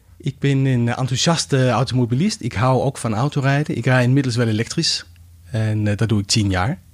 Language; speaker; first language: Dutch; non-native, fluent; Danish